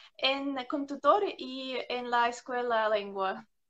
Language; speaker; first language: Spanish; non-native, learner; Ukrainian